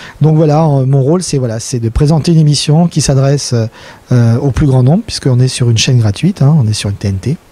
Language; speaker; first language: French; native; French